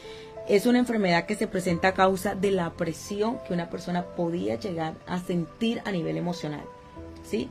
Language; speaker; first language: Spanish; native; Spanish